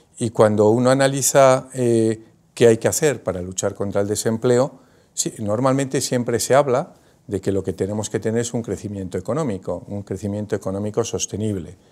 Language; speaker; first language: Spanish; native; Spanish